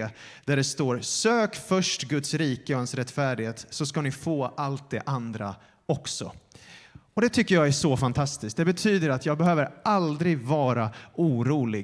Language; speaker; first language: Swedish; native; Swedish